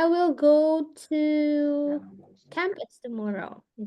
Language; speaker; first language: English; non-native, fluent; Indonesian